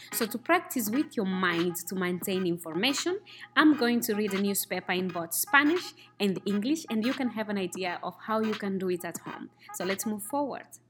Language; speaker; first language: English; non-native, fluent; Spanish